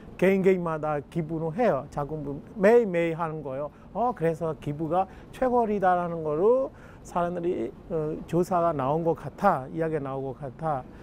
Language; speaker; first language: Korean; non-native, fluent; Burmese